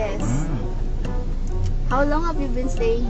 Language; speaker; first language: English; non-native, local second language; Filipino